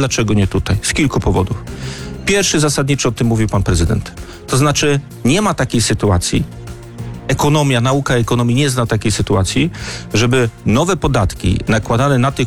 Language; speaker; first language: Polish; native; Polish